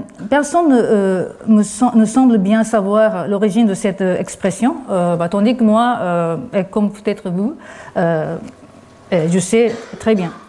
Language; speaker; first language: French; non-native, fluent; Japanese